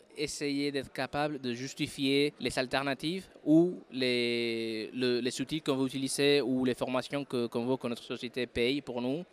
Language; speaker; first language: French; non-native, fluent; Spanish